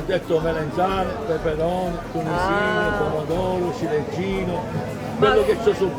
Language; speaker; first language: Italian; native; Italian